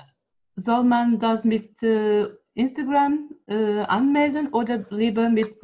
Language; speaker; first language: German; non-native, fluent; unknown